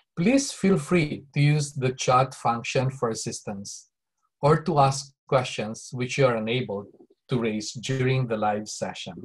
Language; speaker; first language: English; non-native, local second language; Bikol